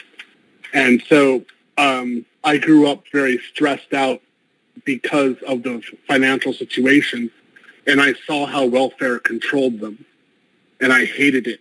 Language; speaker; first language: English; native; English